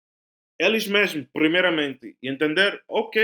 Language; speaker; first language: Portuguese; non-native, fluent; Spanish